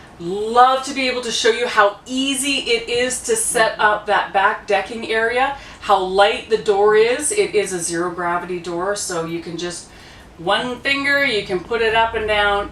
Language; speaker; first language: English; native; English